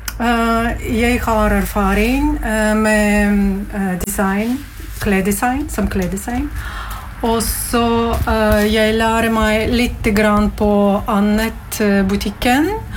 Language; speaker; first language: Norwegian; non-native, learner; Latvian